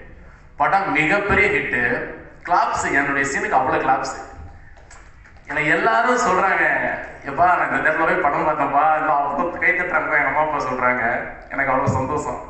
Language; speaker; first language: Tamil; native; Tamil